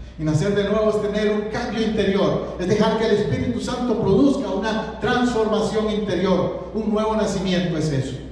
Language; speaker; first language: Spanish; native; Spanish